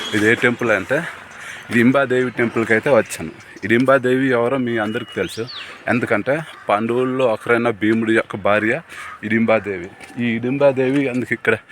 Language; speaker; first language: Telugu; non-native, local second language; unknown